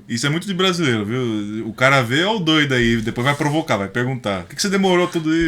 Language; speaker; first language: Portuguese; native; Portuguese